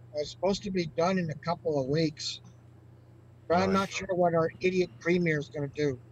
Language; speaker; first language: English; native; English